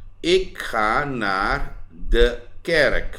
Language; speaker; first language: Dutch; non-native, fluent; Thai